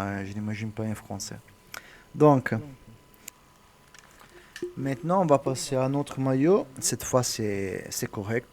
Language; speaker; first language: French; non-native, learner; Italian